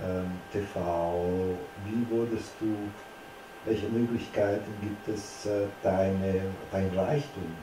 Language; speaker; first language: German; non-native, fluent; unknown